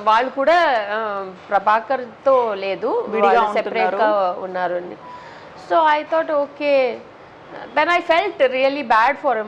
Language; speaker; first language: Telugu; non-native, local second language; Tamil